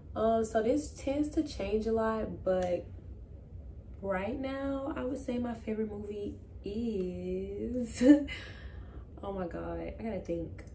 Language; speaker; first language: English; native; English